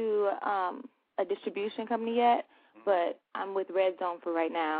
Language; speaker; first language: English; native; English